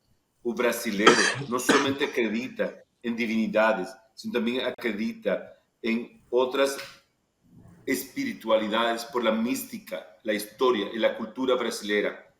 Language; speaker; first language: Portuguese; non-native, fluent; Spanish